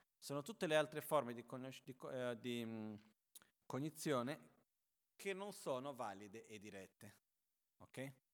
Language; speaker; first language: Italian; non-native, fluent; Portuguese